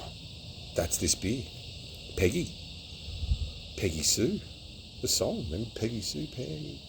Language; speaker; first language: English; native; English